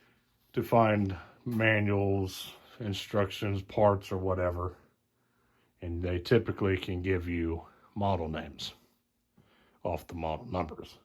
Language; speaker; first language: English; native; English